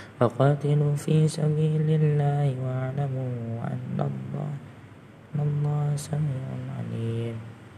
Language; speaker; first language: Arabic; non-native, learner; Indonesian